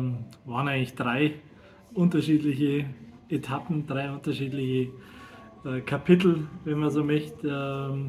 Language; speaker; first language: German; native; German